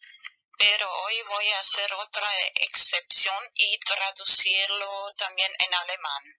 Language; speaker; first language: Spanish; non-native, fluent; German